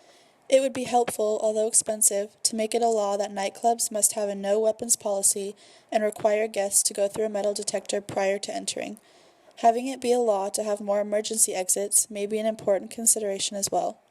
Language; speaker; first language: English; native; English